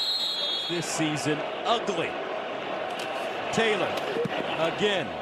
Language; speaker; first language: English; native; English